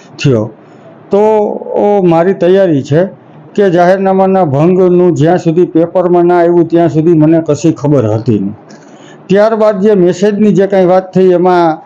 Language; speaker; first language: Gujarati; native; Gujarati